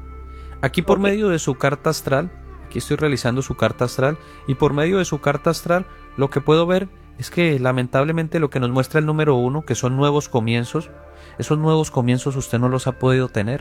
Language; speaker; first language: Spanish; native; Spanish